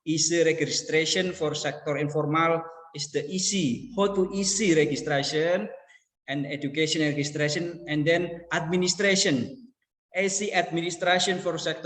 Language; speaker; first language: English; non-native, learner; Indonesian